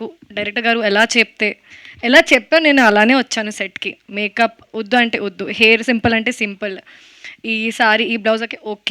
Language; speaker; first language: Telugu; non-native, fluent; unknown